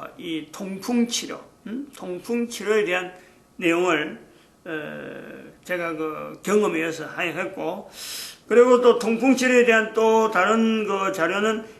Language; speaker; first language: Korean; native; Korean